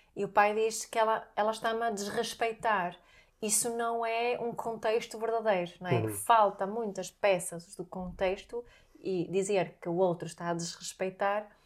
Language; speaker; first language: Portuguese; non-native, fluent; Swedish